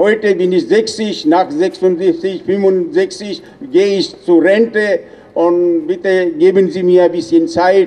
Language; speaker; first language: German; non-native, learner; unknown